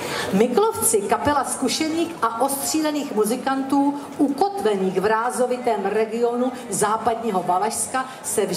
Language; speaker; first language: Czech; native; Czech